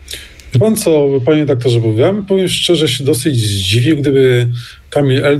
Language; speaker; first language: Polish; native; Polish